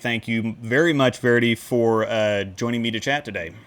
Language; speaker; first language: English; native; English